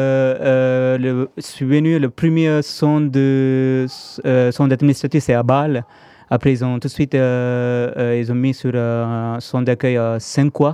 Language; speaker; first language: French; non-native, fluent; Tamil